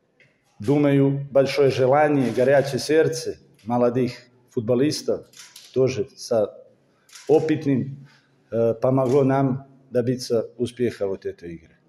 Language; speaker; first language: Russian; non-native, fluent; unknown